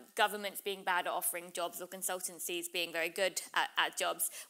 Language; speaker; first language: English; native; English